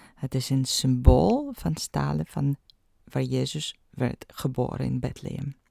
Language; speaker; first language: Dutch; non-native, fluent; Polish